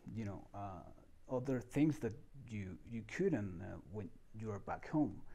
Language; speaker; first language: English; non-native, fluent; Spanish